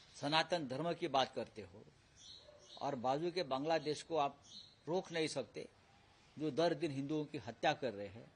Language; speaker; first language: Hindi; non-native, local second language; Marathi